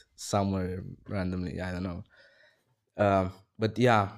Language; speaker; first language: English; non-native, fluent; Romanian